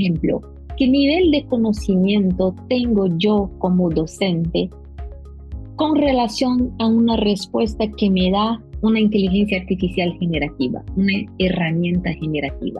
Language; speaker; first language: Spanish; non-native, fluent; Portuguese